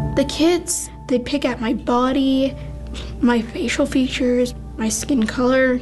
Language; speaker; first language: English; native; English